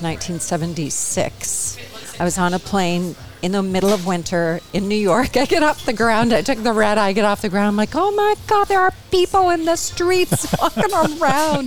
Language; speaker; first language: English; native; English